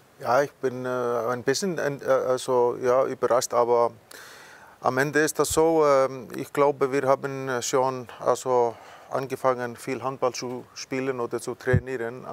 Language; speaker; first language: German; non-native, fluent; Icelandic